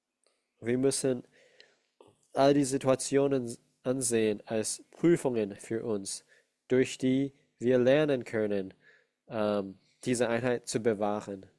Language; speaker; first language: German; non-native, fluent; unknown